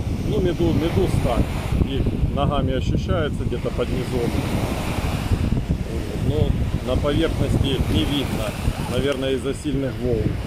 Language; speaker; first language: Russian; native; Russian